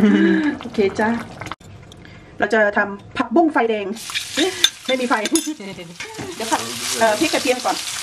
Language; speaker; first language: Thai; native; Thai